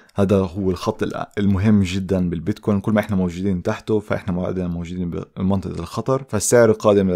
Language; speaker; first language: Arabic; native; Arabic